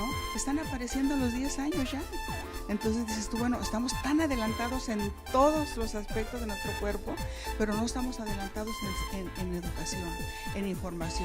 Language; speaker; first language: Spanish; native; Spanish